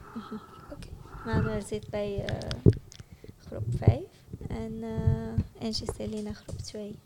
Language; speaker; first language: Dutch; non-native, fluent; Arabic